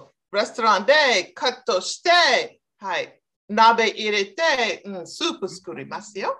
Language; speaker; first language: Japanese; non-native, learner; English